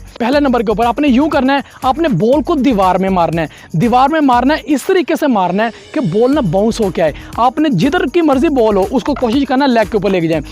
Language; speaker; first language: Urdu; non-native, local second language; Punjabi